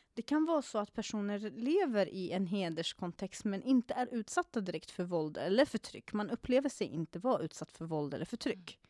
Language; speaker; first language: Swedish; non-native, fluent; Arabic